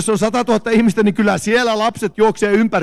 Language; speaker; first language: Finnish; native; Finnish